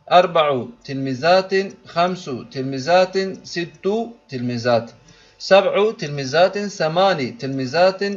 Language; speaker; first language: Arabic; non-native, learner; Turkish